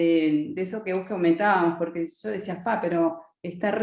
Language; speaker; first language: Spanish; native; Spanish